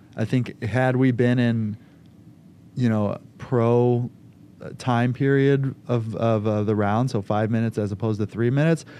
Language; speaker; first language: English; native; English